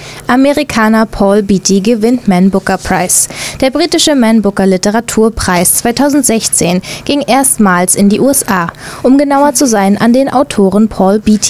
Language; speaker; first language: German; native; German